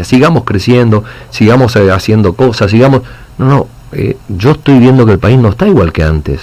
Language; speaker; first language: Spanish; native; Spanish